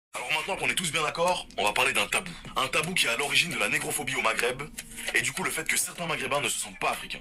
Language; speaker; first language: French; native; French